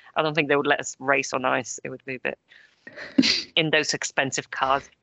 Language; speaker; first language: English; early bilingual, other home language; Polish